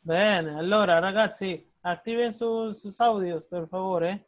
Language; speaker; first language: Italian; non-native, fluent; Spanish